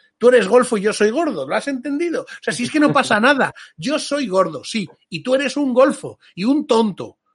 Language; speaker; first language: Spanish; native; Spanish